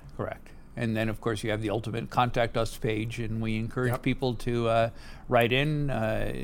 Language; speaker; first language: English; native; English